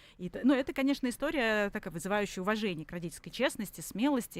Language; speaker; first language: Russian; native; Russian